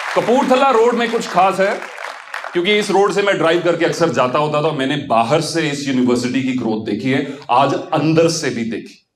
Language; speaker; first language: Hindi; non-native, local second language; Punjabi